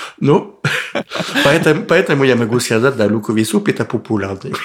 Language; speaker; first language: Russian; non-native, learner; French